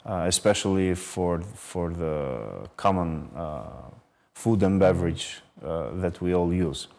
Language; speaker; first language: English; non-native, fluent; Albanian